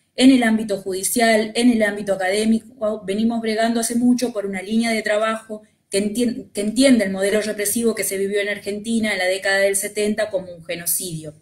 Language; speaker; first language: Spanish; native; Spanish